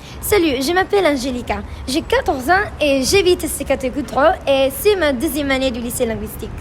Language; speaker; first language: French; non-native, learner; Italian